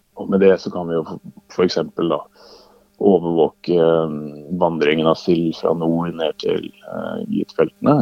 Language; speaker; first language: Norwegian; native; Norwegian